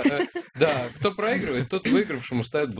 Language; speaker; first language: Russian; native; Russian